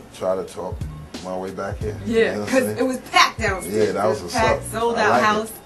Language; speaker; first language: English; native; English